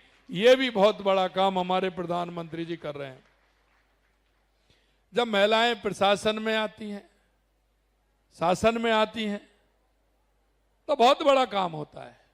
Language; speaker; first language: Hindi; native; Hindi